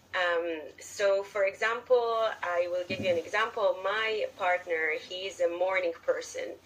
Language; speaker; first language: English; non-native, fluent; Hebrew